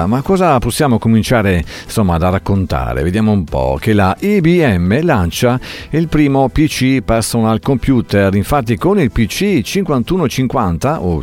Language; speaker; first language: Italian; native; Italian